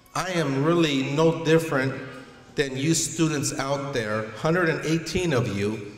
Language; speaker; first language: English; early bilingual, other home language; Spanish